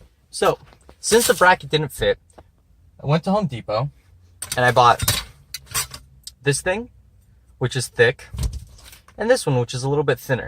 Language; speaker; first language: English; native; English